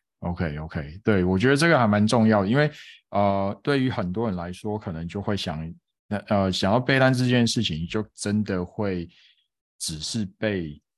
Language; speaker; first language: Chinese; native; Chinese